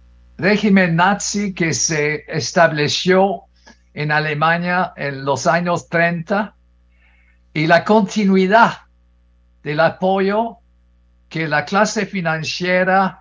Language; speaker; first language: Spanish; non-native, fluent; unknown